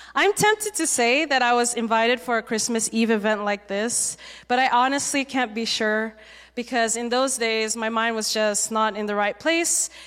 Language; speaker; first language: English; native; English